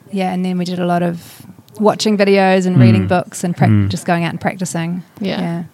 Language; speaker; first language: English; native; English